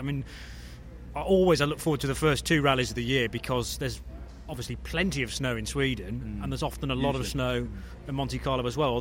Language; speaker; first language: English; native; English